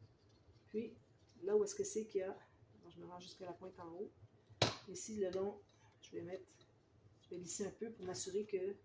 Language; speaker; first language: French; native; French